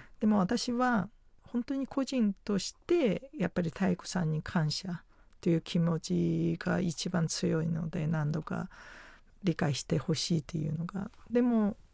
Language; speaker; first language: Japanese; non-native, fluent; Chinese